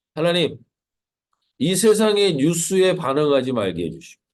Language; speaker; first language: Korean; native; Korean